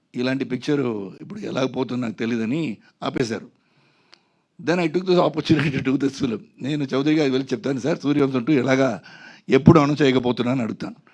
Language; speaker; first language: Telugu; non-native, local second language; Tamil